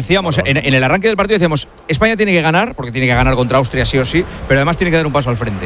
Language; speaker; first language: Spanish; native; Spanish